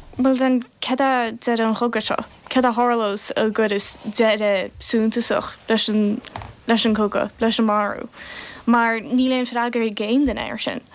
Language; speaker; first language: Irish; native; Irish